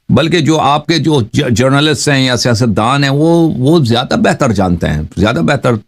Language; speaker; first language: Urdu; non-native, fluent; Persian